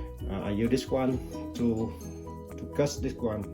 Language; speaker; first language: English; non-native, learner; Vietnamese